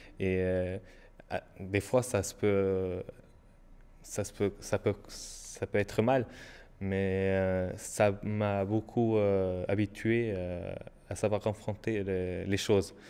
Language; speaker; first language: French; non-native, learner; Portuguese